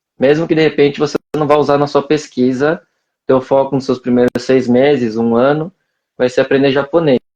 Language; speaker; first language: Portuguese; native; Portuguese